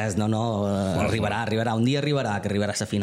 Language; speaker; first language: Catalan; native; Catalan